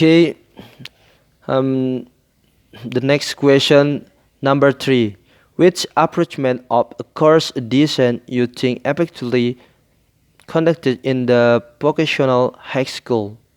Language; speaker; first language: English; non-native, learner; Indonesian